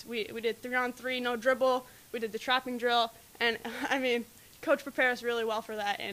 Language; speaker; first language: English; native; English